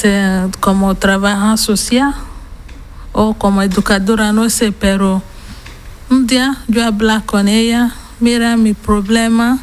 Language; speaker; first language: Spanish; non-native, learner; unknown